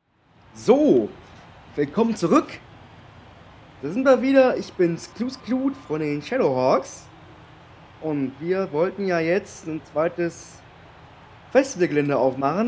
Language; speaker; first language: German; native; German